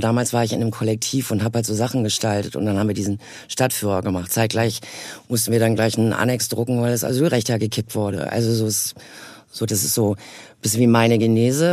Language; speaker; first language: German; native; German